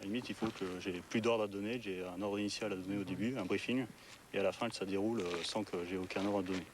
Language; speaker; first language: French; native; French